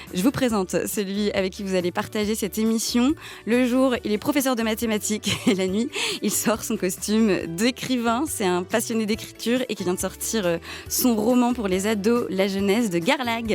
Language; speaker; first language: French; native; French